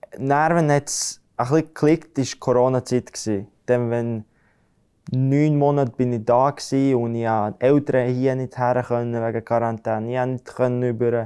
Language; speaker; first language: German; non-native, fluent; Latvian